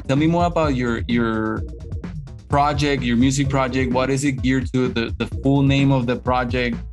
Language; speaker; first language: English; non-native, fluent; Spanish